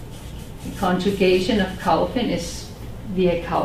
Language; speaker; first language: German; non-native, fluent; English